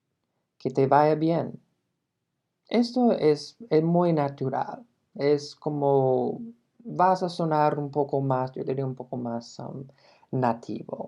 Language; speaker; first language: Spanish; non-native, fluent; English